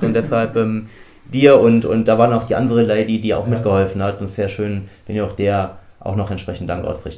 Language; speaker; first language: German; native; German